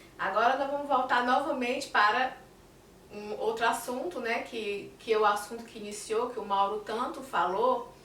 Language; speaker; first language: Portuguese; native; Portuguese